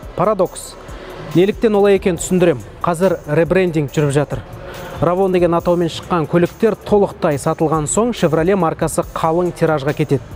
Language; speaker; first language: Kazakh; native; Kazakh